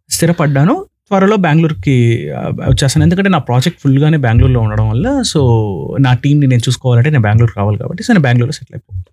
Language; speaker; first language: Telugu; non-native, local second language; Tamil